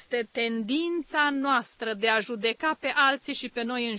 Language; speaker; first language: Romanian; native; Romanian